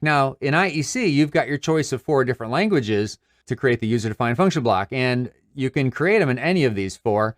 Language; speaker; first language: English; native; English